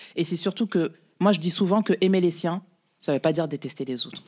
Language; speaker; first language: French; native; French